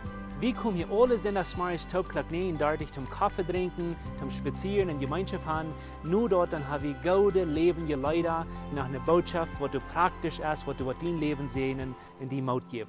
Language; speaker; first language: German; non-native, learner; Plautdietsch